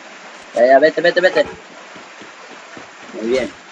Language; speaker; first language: Spanish; native; Spanish